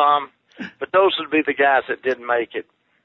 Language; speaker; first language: English; native; English